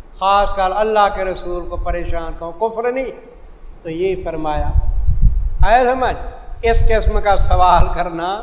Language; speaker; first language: Urdu; non-native, local second language; Saraiki